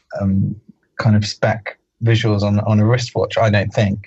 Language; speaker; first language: English; native; English